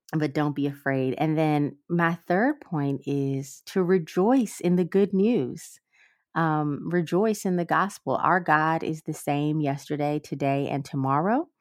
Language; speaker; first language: English; early bilingual, other home language; Amharic